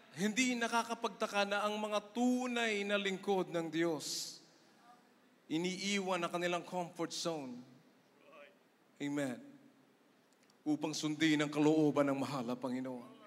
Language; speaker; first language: Filipino; native; Filipino